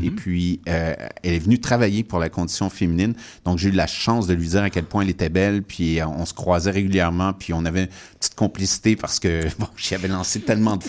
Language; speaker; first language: French; native; French